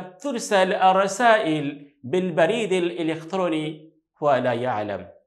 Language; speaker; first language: Arabic; non-native, fluent; Bangla